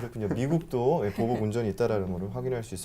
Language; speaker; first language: Korean; native; Korean